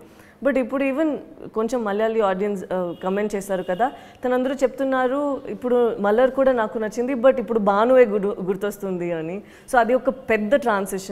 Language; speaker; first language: Telugu; non-native, local second language; Tamil